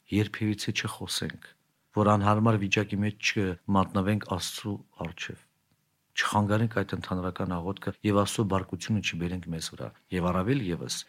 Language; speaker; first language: Armenian; native; Armenian